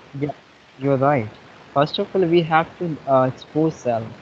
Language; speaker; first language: English; non-native, fluent; Hindi